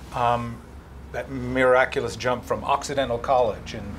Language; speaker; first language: English; native; English